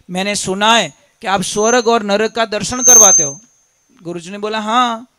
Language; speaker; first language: Hindi; native; Hindi